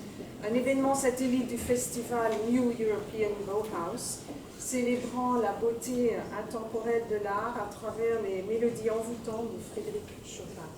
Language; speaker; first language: French; native; French